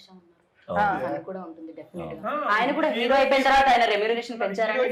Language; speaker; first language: Telugu; native; Telugu